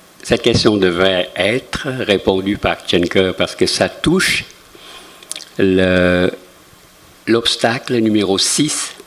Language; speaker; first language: French; non-native, fluent; Vietnamese